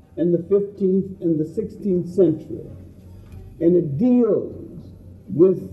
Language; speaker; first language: English; native; English